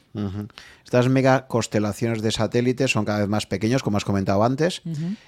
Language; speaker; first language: Spanish; native; Spanish